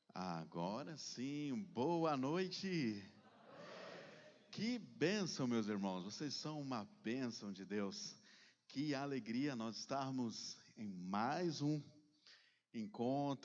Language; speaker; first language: Portuguese; native; Portuguese